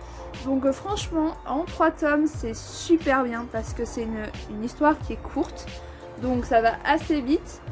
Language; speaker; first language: French; native; French